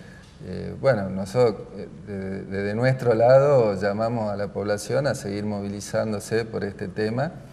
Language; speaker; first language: Spanish; native; Spanish